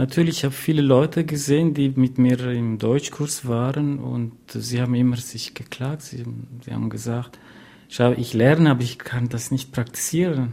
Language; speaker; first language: German; non-native, fluent; Kurdish